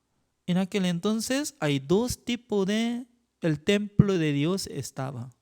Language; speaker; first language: Spanish; non-native, fluent; Korean